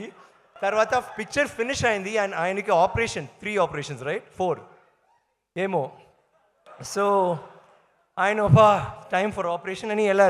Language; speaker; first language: Telugu; non-native, learner; Tamil